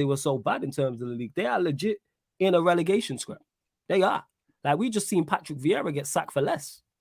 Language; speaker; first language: English; native; English